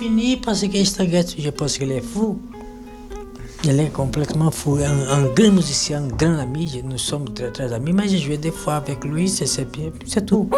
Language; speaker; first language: French; non-native, learner; Portuguese